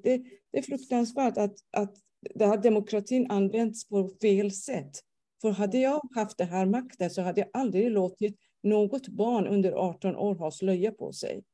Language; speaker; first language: Swedish; non-native, fluent; Persian